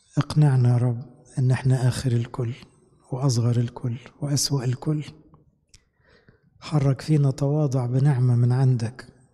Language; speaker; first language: Arabic; native; Arabic